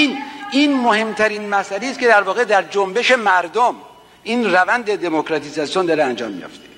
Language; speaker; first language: Persian; native; Persian